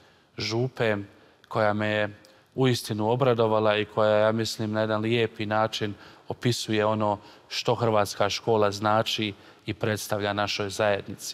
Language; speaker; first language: Croatian; native; Croatian